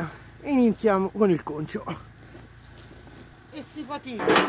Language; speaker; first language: Italian; native; Italian